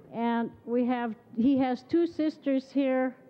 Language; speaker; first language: English; native; English